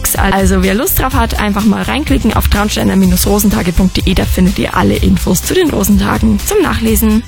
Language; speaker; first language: German; native; German